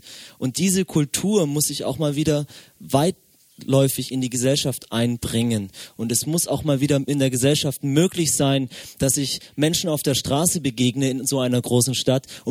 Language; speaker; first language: German; native; German